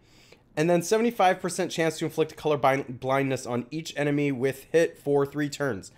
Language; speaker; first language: English; native; English